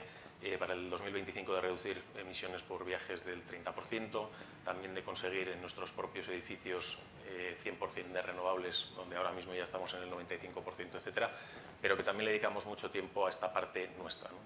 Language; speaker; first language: Spanish; native; Spanish